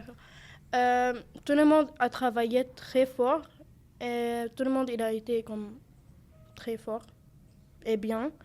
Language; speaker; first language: French; non-native, learner; Arabic